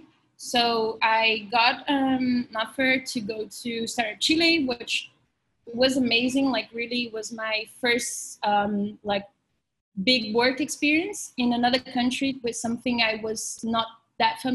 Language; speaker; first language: English; non-native, fluent; Portuguese